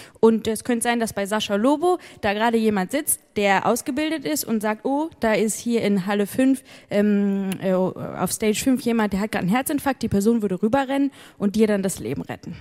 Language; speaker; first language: German; native; German